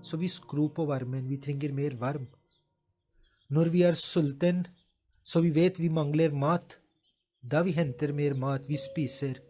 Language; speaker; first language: Norwegian; non-native, fluent; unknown